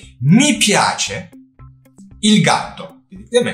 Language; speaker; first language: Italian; non-native, fluent; Turkish